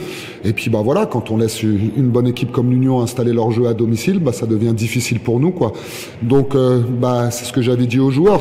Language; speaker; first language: French; native; French